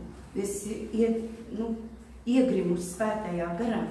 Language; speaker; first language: Latvian; non-native, local second language; Russian